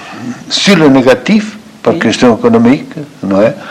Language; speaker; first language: French; non-native, fluent; Portuguese